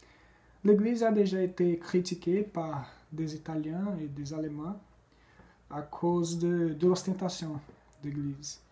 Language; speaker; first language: French; non-native, fluent; Portuguese